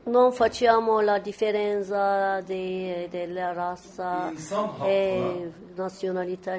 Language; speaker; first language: Italian; non-native, fluent; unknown